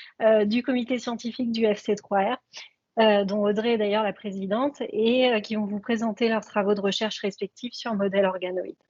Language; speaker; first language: French; native; French